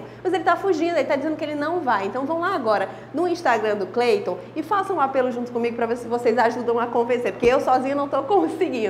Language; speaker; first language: Portuguese; native; Portuguese